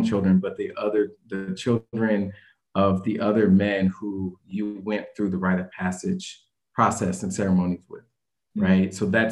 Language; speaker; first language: English; native; English